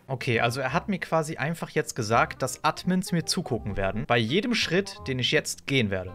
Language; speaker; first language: German; native; German